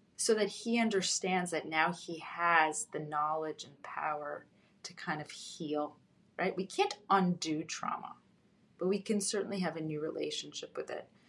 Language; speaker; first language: English; early bilingual, other home language; Russian